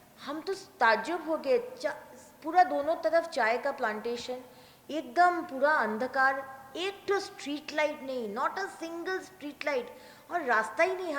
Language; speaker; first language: Hindi; non-native, local second language; Bangla